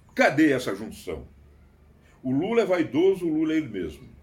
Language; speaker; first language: Portuguese; native; Portuguese